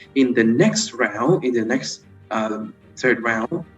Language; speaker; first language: English; non-native, fluent; Vietnamese